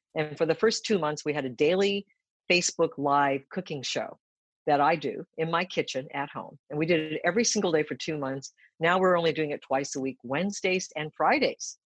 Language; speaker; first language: English; early bilingual, other home language; Japanese